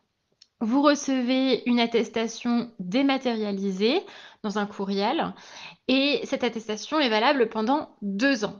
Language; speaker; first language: French; native; French